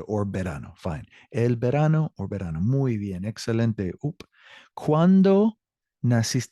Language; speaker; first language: Spanish; non-native, learner; English